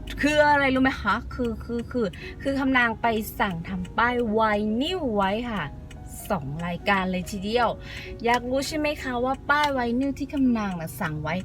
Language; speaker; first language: Thai; native; Thai